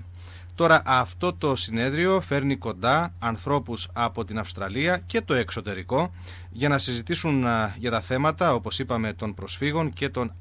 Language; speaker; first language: Greek; native; Greek